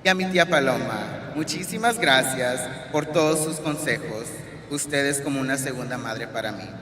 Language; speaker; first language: Spanish; early bilingual, heritage; Spanish